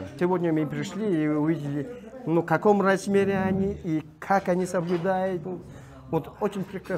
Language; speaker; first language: Russian; non-native, learner; Mongolian